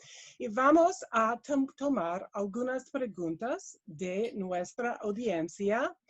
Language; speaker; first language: Spanish; non-native, learner; English